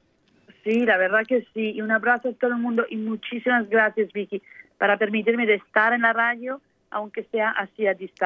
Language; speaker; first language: Spanish; native; Spanish